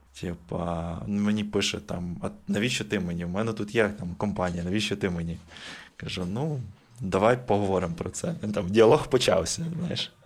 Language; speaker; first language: Ukrainian; native; Ukrainian